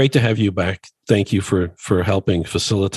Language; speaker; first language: English; native; English